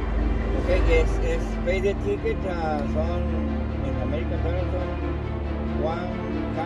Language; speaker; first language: English; non-native, learner; Spanish